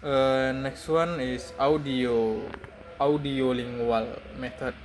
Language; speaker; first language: English; non-native, learner; Indonesian